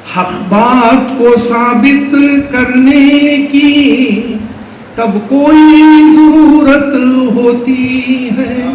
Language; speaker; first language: Urdu; native; Urdu